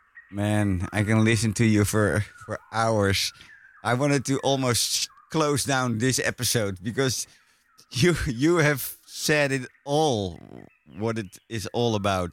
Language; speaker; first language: English; non-native, fluent; Dutch